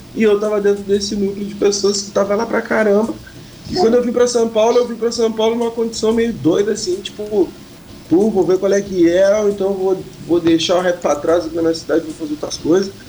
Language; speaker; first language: Portuguese; native; Portuguese